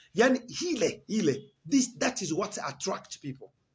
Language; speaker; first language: English; non-native, fluent; Swahili